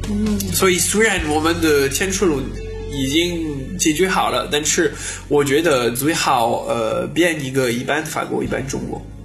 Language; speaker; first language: Chinese; non-native, learner; French